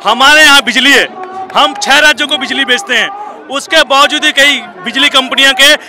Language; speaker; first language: Hindi; native; Hindi